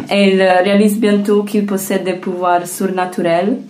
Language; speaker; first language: French; non-native, fluent; Italian